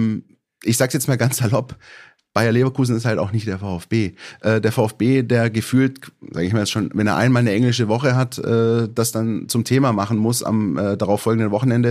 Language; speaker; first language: German; native; German